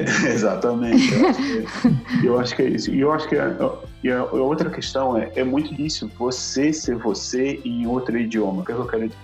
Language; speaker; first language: Portuguese; native; Portuguese